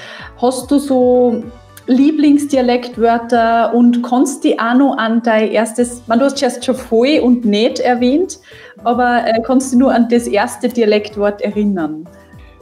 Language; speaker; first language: German; native; German